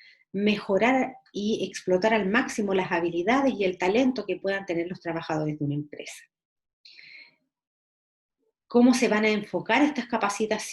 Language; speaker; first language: Spanish; native; Spanish